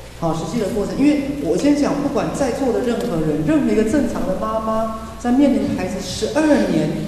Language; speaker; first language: Chinese; native; Chinese